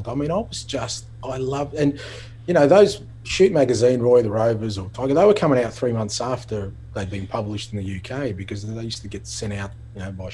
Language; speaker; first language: English; native; English